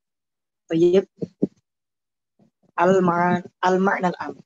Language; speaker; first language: Arabic; non-native, learner; Indonesian